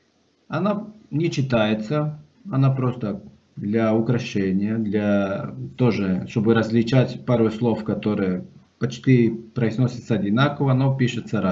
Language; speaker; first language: Russian; non-native, fluent; Spanish